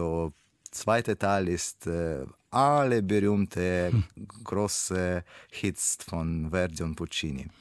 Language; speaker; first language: German; non-native, learner; Russian